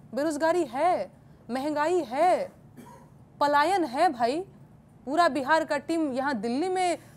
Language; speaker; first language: Hindi; native; Hindi